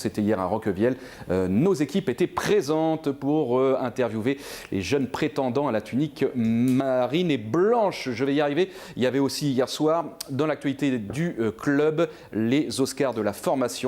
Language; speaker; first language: French; native; French